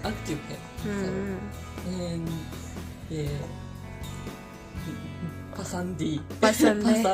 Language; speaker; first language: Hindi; non-native, learner; Japanese